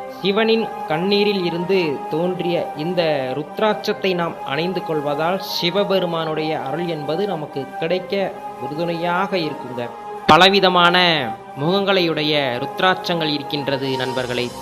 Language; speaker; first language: Tamil; native; Tamil